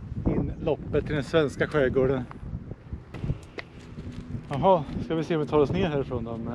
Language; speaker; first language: Swedish; native; Swedish